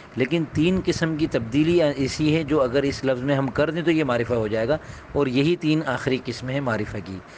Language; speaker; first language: Urdu; native; Urdu